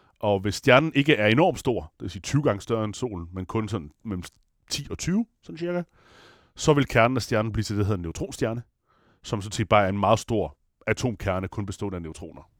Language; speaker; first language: Danish; non-native, fluent; Italian